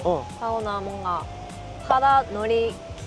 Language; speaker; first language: Korean; non-native, fluent; Japanese